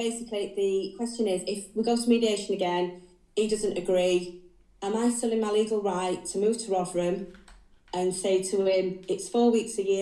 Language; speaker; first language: English; native; English